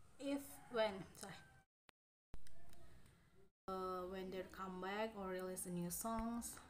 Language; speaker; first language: English; non-native, learner; Indonesian